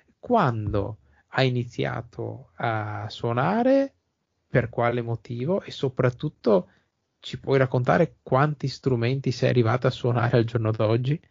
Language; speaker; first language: Italian; native; Italian